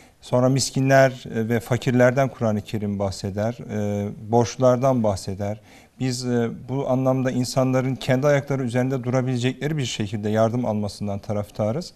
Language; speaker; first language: Turkish; early bilingual, heritage; Turkish